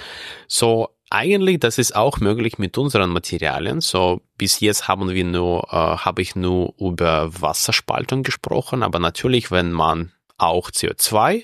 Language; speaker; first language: German; non-native, fluent; Russian